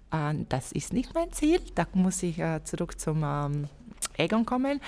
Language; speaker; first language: German; non-native, fluent; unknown